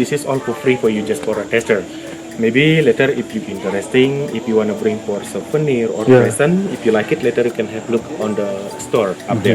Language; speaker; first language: English; non-native, learner; Indonesian